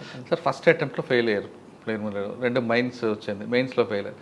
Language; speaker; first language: Telugu; native; Telugu